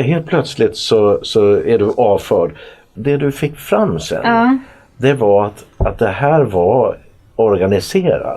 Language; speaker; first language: Swedish; native; Swedish